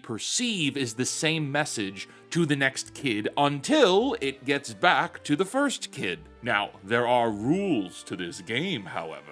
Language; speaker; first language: English; native; English